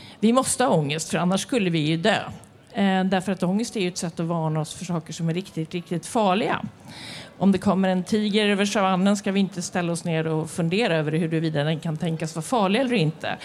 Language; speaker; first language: Swedish; native; Swedish